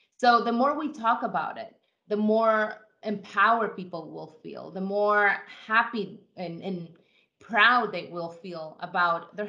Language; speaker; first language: English; non-native, fluent; Spanish